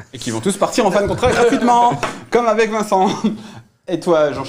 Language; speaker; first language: French; native; French